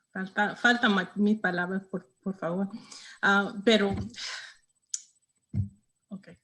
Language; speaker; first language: Spanish; non-native, learner; English